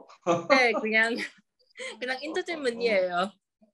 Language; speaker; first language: Korean; non-native, learner; Vietnamese